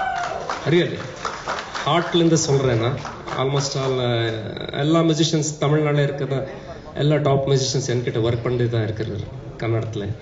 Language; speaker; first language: Tamil; non-native, learner; Kannada